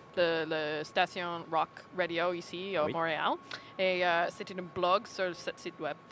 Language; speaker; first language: French; non-native, fluent; English